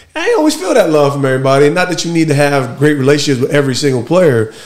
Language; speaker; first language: English; native; English